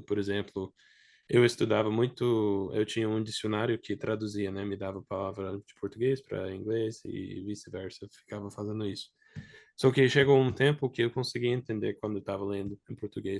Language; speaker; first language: Portuguese; non-native, fluent; English